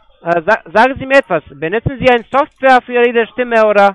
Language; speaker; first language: German; non-native, fluent; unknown